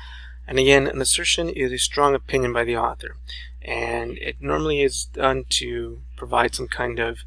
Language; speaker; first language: English; native; English